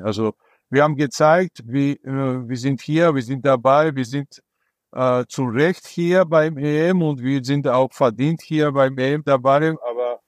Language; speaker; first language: German; non-native, fluent; Georgian